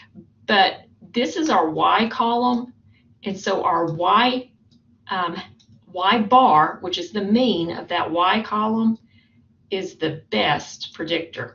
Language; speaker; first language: English; native; English